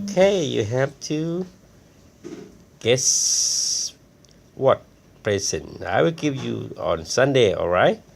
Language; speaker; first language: English; non-native, learner; Thai